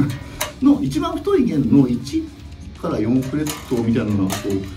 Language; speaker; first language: Japanese; native; Japanese